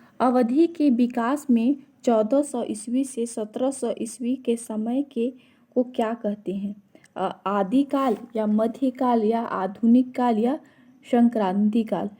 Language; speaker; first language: Hindi; native; Hindi